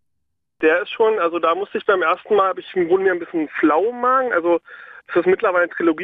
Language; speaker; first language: German; native; German